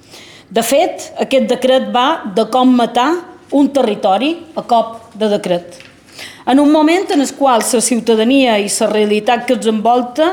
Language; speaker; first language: Catalan; native; Catalan